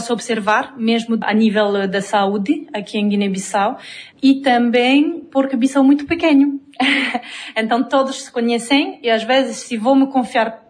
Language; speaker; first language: Portuguese; non-native, fluent; French